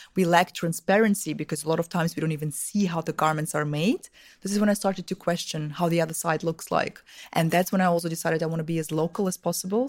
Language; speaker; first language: English; early bilingual, other home language; Russian